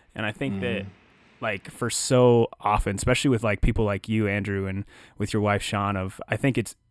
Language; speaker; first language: English; native; English